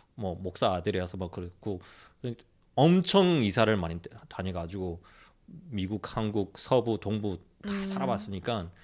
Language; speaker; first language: Korean; early bilingual, heritage; Korean